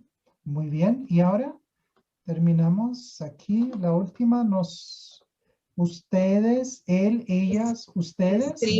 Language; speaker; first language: Spanish; non-native, fluent; Portuguese